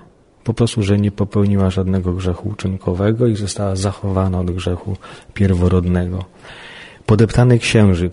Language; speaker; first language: Polish; native; Polish